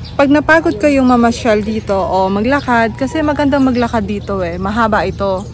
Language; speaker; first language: Filipino; native; Filipino